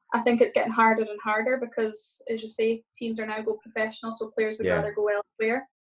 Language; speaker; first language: English; native; English